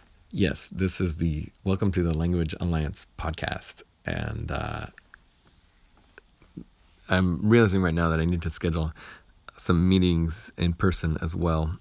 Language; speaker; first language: English; native; English